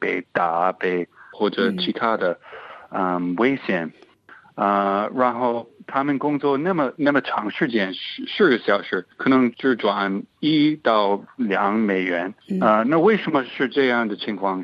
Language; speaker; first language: Chinese; non-native, fluent; English